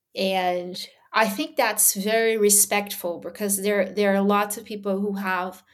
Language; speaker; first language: English; early bilingual, other home language; Portuguese